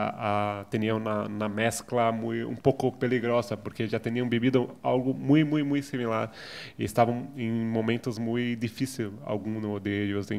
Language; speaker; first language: Spanish; non-native, fluent; Portuguese